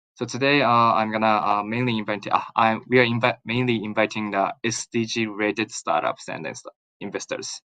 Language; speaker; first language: English; non-native, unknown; Japanese